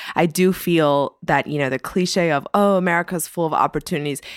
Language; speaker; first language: English; early bilingual, other home language; Persian